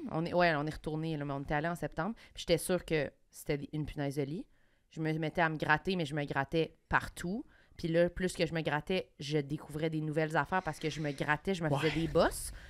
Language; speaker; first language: French; native; French